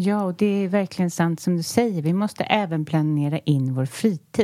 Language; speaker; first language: Swedish; native; Swedish